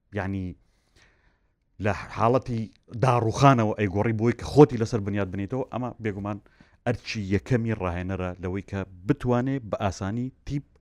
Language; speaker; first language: Central Kurdish; native; Central Kurdish